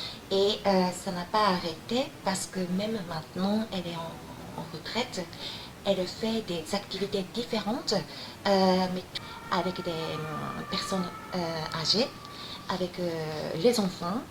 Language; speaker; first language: French; non-native, fluent; Japanese